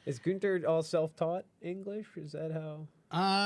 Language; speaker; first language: English; native; English